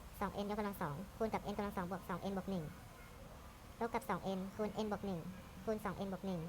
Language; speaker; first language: Thai; native; Thai